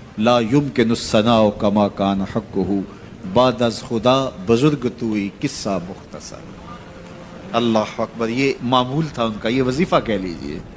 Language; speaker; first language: Urdu; non-native, local second language; Punjabi